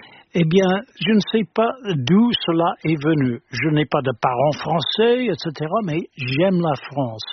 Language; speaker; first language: French; non-native, fluent; English